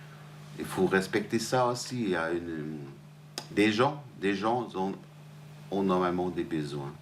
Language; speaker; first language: French; non-native, fluent; German